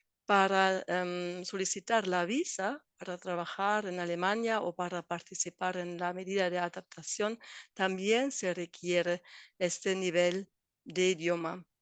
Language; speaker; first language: Spanish; non-native, fluent; German